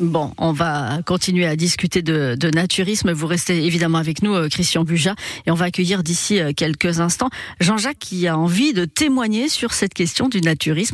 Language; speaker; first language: French; native; French